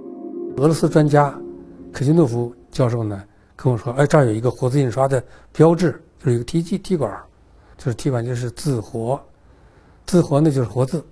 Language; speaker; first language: Chinese; native; Chinese